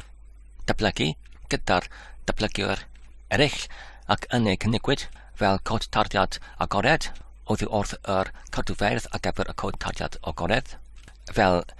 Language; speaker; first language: Welsh; non-native, learner; Polish